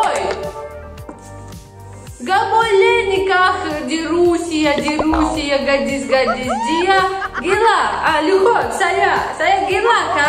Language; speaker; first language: Indonesian; non-native, learner; Russian